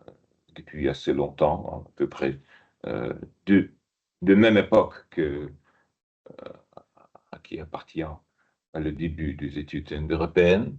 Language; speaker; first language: French; non-native, fluent; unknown